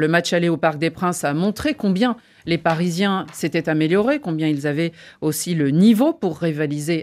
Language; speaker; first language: French; native; French